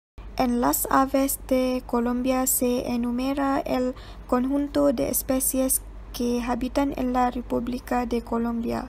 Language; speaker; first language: Spanish; non-native, learner; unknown